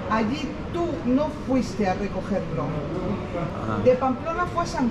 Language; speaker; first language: Spanish; native; Spanish